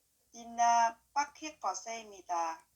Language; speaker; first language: Korean; non-native, learner; Vietnamese